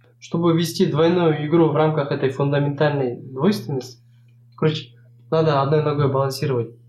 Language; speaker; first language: Russian; non-native, local second language; Kazakh